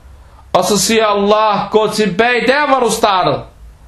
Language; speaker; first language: Danish; early bilingual, other home language; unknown